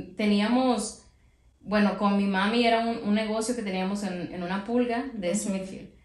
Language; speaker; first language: Spanish; early bilingual, heritage; Spanish